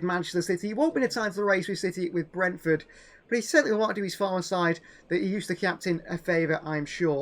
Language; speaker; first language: English; native; English